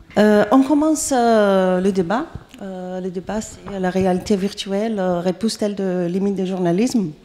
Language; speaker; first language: French; non-native, fluent; Greek